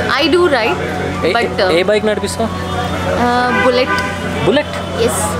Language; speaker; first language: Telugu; non-native, learner; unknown